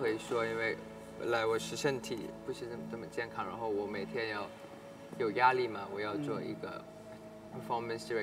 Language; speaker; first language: Chinese; non-native, learner; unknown